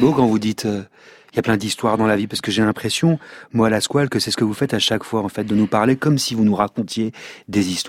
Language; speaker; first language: French; native; French